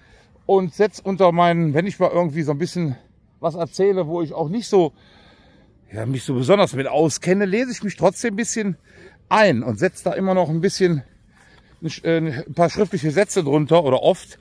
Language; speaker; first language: German; native; German